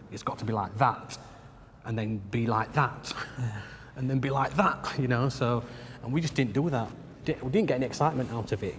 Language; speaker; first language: English; native; English